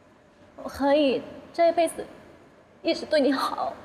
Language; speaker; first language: Chinese; non-native, learner; Thai